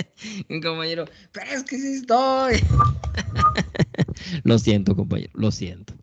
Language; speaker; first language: Spanish; native; Spanish